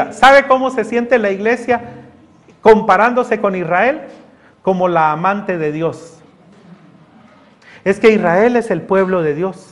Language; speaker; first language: Spanish; native; Spanish